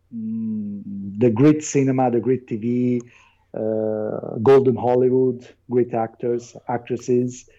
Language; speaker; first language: English; non-native, fluent; Italian